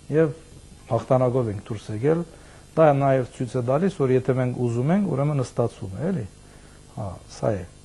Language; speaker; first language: Armenian; early bilingual, heritage; Armenian